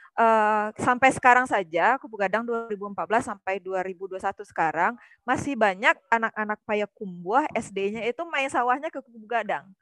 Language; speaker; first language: Indonesian; non-native, local second language; Minangkabau